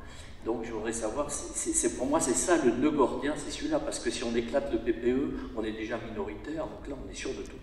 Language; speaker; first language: French; native; French